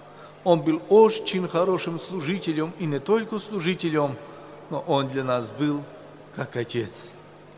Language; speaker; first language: Russian; non-native, local second language; Romany